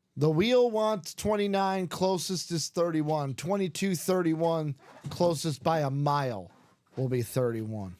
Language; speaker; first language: English; native; English